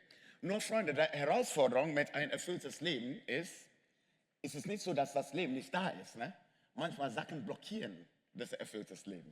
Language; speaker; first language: German; non-native, fluent; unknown